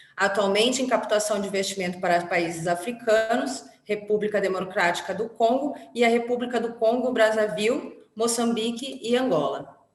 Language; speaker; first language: Portuguese; native; Portuguese